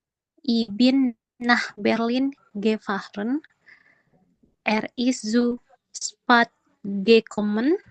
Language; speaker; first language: German; non-native, learner; Indonesian